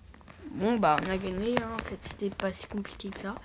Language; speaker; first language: French; native; French